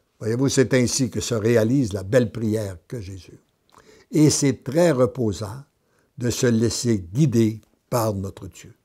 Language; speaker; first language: French; native; French